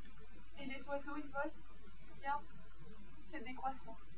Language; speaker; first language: French; native; French